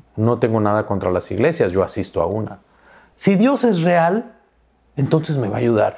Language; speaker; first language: Spanish; native; Spanish